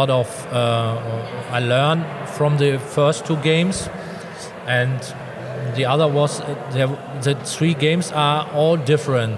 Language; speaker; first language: English; non-native, learner; German